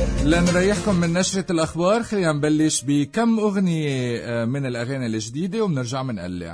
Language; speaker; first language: Arabic; native; Arabic